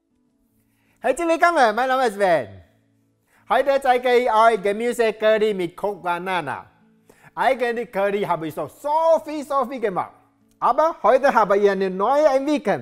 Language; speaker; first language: German; non-native, learner; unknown